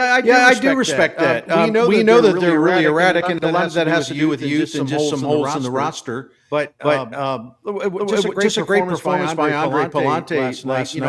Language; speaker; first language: English; native; English